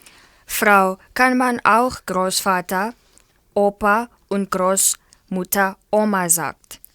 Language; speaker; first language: German; non-native, learner; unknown